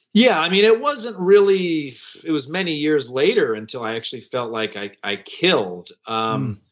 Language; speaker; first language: English; native; English